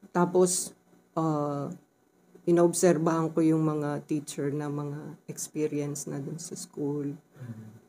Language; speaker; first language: Filipino; native; Filipino